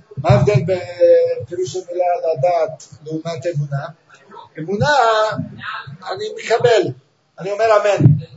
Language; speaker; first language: Hebrew; native; Hebrew